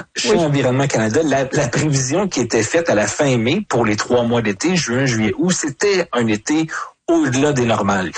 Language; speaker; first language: French; native; French